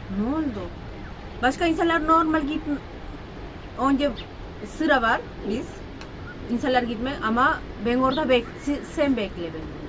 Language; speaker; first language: Turkish; non-native, learner; Spanish